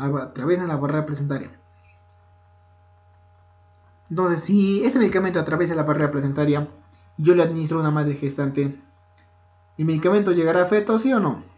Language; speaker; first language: Spanish; native; Spanish